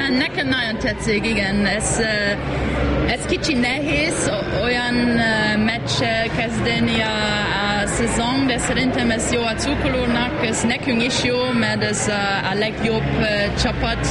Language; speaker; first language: Hungarian; non-native, learner; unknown